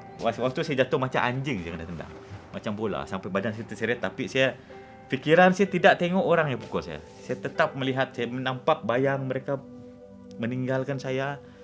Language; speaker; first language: Malay; non-native, local second language; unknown